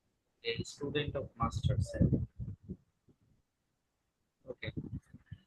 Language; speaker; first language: English; non-native, fluent; Bangla